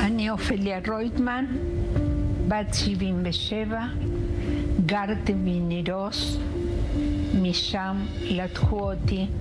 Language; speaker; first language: Hebrew; non-native, learner; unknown